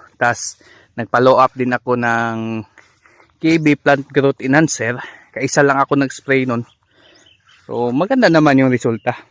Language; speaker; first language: Filipino; non-native, local second language; Cebuano